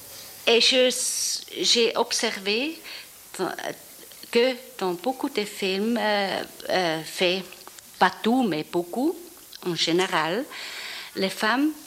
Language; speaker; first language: French; non-native, fluent; German